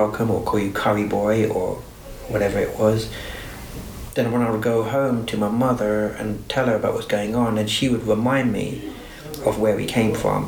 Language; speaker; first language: English; native; English